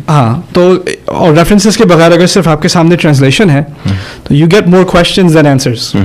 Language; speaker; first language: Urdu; early bilingual, heritage; German